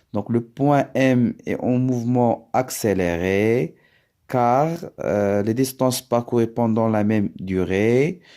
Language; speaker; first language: French; non-native, local second language; Arabic